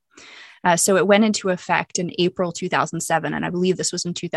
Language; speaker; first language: English; native; English